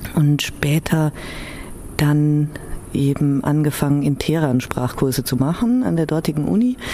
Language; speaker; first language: German; early bilingual, heritage; German